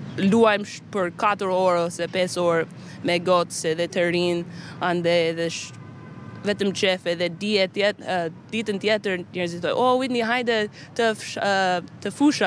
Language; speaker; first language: Albanian; non-native, learner; English